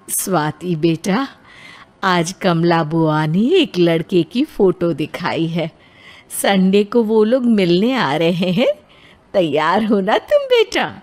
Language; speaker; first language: Hindi; native; Hindi